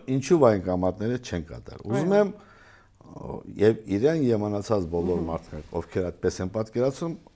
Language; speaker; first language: Armenian; native; Armenian